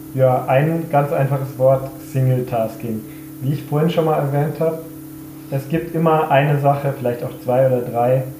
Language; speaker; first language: German; native; German